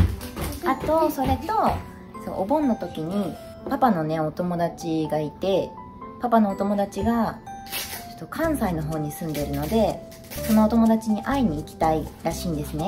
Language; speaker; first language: Japanese; native; Japanese